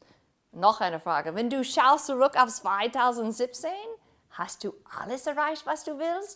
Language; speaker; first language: German; non-native, fluent; English